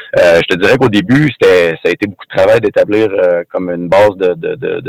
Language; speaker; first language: French; native; French